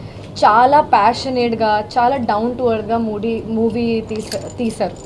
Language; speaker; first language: Telugu; non-native, local second language; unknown